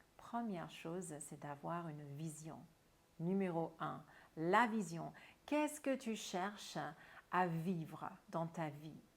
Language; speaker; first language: French; non-native, fluent; English